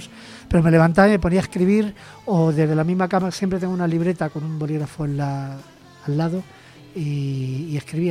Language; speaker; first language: Spanish; native; Spanish